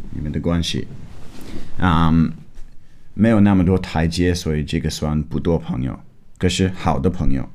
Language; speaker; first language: Chinese; non-native, fluent; English